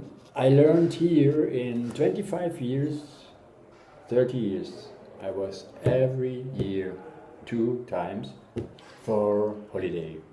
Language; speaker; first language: English; non-native, learner; German